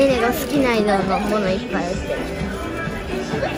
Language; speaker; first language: Japanese; early bilingual, heritage; Japanese